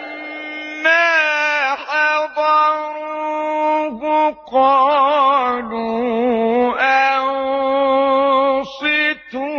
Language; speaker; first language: Arabic; native; Arabic